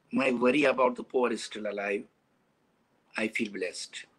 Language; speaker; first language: Hindi; native; Hindi